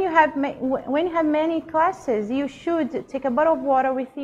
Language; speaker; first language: English; non-native, fluent; Portuguese